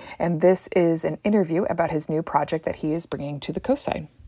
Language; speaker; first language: English; native; English